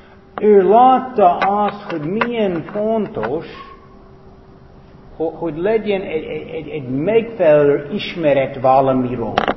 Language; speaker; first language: Hungarian; non-native, fluent; English